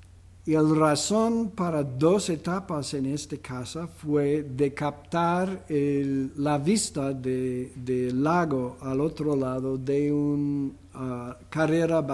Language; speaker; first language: Spanish; non-native, fluent; English